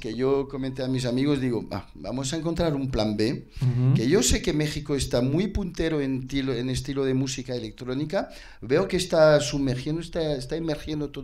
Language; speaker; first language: Spanish; non-native, fluent; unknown